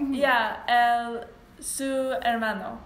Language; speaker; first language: Spanish; non-native, learner; English